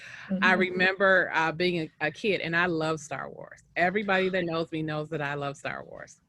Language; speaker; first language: English; native; English